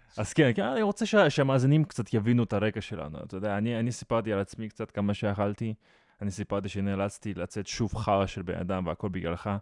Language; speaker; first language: Hebrew; native; Hebrew